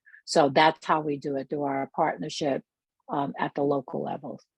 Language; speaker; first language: English; native; English